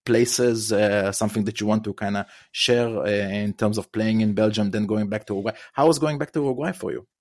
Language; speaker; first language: English; non-native, fluent; Hebrew